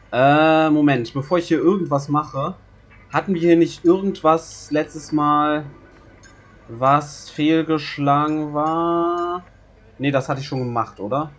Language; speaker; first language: German; native; German